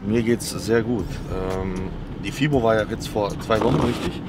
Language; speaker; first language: German; native; German